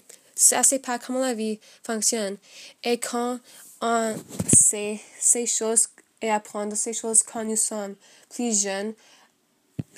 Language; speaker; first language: French; non-native, fluent; English